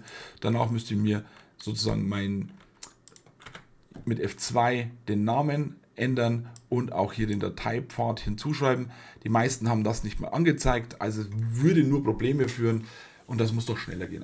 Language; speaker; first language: German; native; German